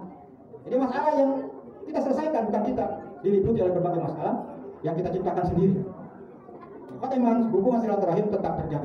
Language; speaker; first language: Indonesian; native; Indonesian